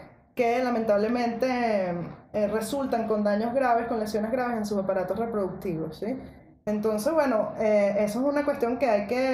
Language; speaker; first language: Spanish; native; Spanish